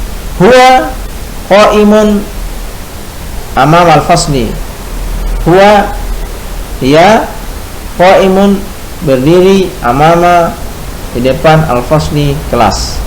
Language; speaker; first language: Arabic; non-native, fluent; Indonesian